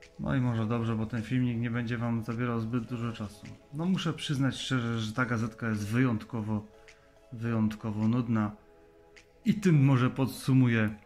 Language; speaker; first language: Polish; native; Polish